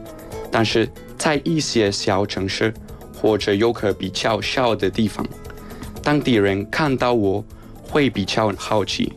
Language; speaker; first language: Chinese; non-native, fluent; Spanish